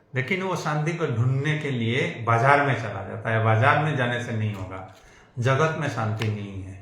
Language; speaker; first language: Hindi; non-native, local second language; Bangla